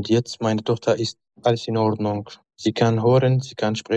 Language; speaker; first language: German; non-native, learner; Kurdish